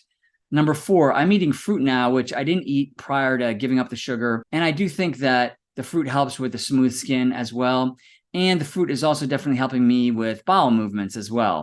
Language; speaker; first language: English; native; English